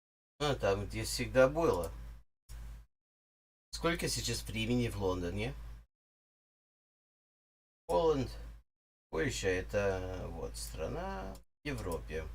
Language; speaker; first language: Russian; non-native, learner; English